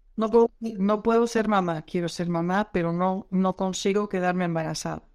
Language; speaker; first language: Spanish; non-native, fluent; Dutch